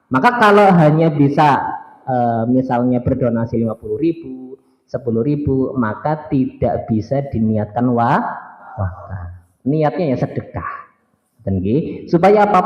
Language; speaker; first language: Indonesian; native; Indonesian